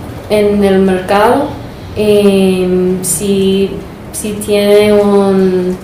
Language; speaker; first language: Spanish; non-native, fluent; English